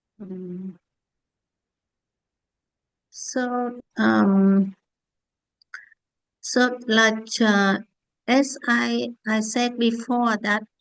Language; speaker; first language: English; non-native, learner; Vietnamese